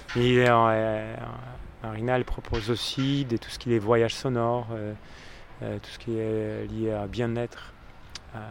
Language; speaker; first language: French; non-native, fluent; Polish